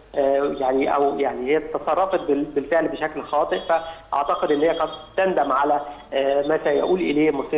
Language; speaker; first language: Arabic; native; Arabic